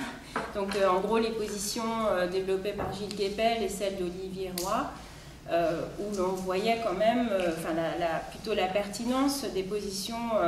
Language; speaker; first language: French; native; French